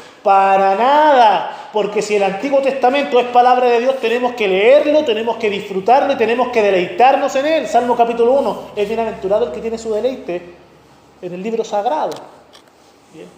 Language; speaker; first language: Spanish; native; Spanish